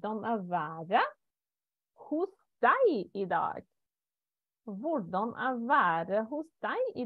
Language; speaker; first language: Norwegian; non-native, fluent; German